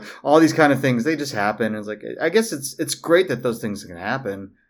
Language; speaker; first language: English; early bilingual, other home language; Filipino